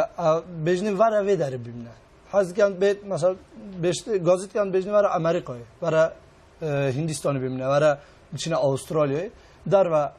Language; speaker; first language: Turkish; non-native, local second language; Kurdish